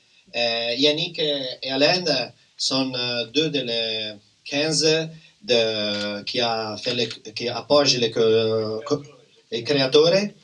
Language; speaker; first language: French; non-native, learner; Italian